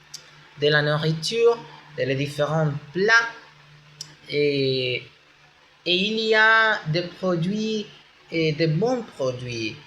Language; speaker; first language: French; non-native, learner; Spanish